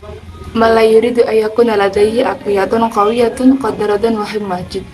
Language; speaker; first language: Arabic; non-native, learner; Indonesian